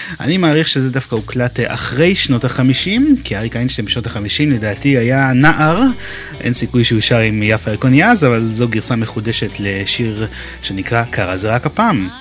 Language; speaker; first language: Hebrew; native; Hebrew